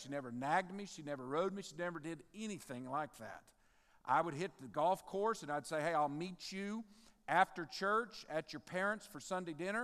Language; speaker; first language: English; native; English